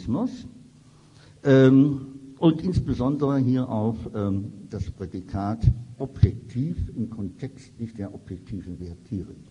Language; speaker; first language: German; native; German